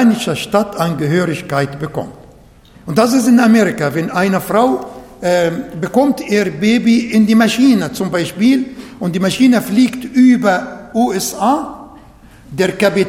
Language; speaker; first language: German; non-native, fluent; Arabic